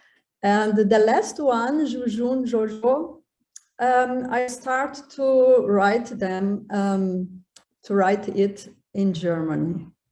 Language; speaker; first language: English; non-native, learner; Portuguese